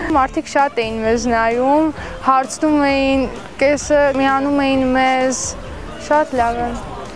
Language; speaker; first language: Armenian; early bilingual, heritage; Armenian